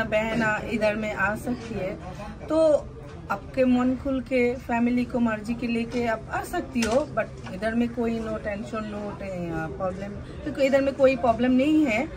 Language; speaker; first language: Hindi; non-native, learner; Bangla